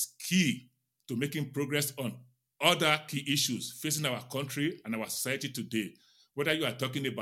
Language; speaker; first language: English; non-native, local second language; Yoruba